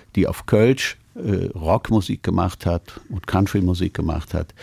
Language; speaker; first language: German; native; German